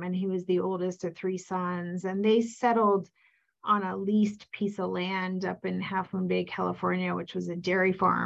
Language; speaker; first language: English; native; English